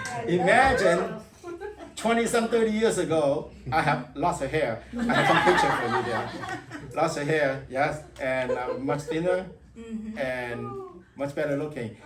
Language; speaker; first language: English; non-native, fluent; Vietnamese